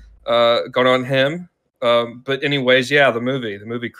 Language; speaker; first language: English; native; English